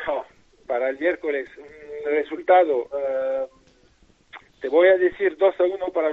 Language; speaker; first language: Spanish; non-native, fluent; French